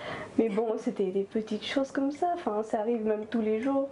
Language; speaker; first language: French; non-native, fluent; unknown